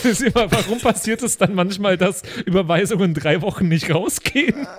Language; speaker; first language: German; native; German